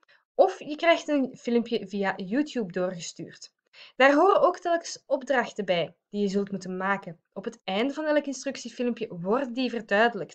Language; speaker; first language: Dutch; native; Dutch